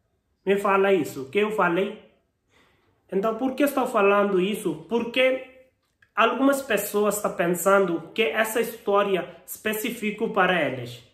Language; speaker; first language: Portuguese; non-native, learner; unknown